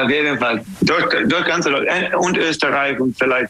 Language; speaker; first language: German; non-native, fluent; English